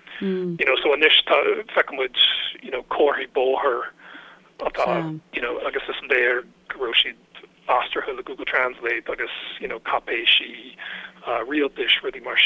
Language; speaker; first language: Irish; non-native, fluent; English